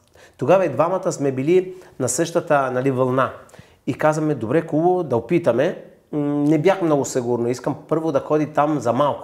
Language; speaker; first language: Bulgarian; non-native, fluent; Italian